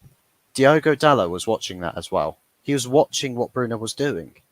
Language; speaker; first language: English; native; English